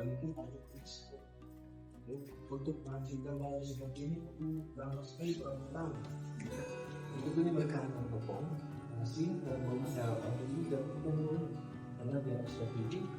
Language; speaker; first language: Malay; non-native, learner; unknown